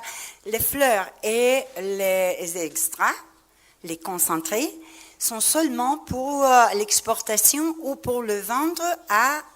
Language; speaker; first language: French; non-native, fluent; Spanish